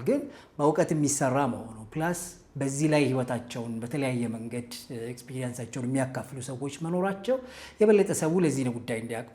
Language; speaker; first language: Amharic; native; Amharic